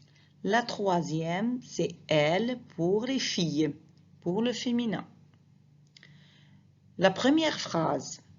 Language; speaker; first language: French; non-native, fluent; Arabic